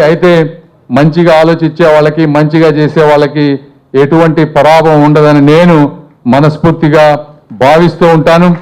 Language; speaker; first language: Telugu; native; Telugu